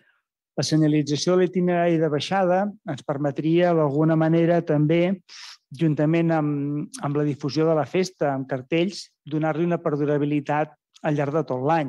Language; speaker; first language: Catalan; native; Catalan